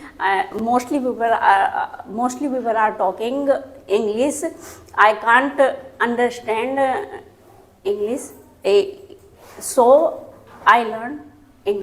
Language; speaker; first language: English; non-native, learner; Hindi